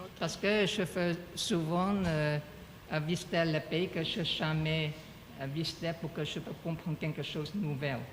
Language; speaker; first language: French; non-native, learner; Chinese